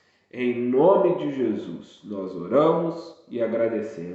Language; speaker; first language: Portuguese; native; Portuguese